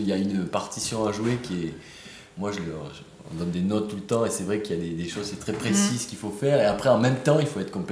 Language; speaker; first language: French; native; French